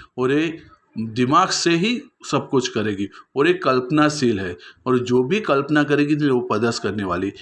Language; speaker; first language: Hindi; non-native, local second language; Gujarati